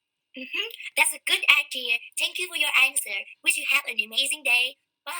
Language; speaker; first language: English; non-native, learner; Vietnamese